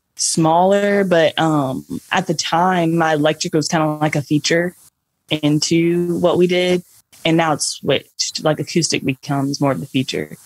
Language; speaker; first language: English; native; English